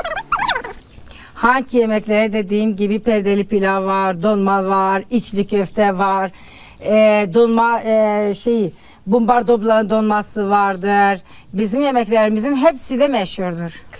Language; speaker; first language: Turkish; native; Turkish